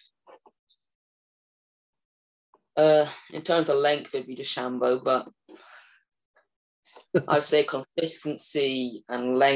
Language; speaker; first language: English; native; English